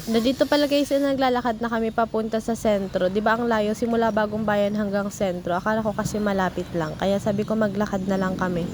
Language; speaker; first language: Filipino; non-native, local second language; Bikol